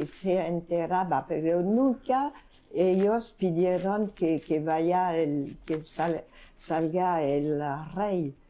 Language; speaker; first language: Spanish; non-native, fluent; French